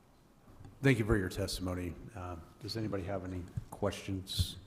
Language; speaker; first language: English; native; English